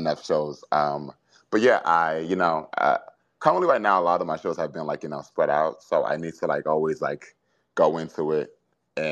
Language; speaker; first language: English; native; English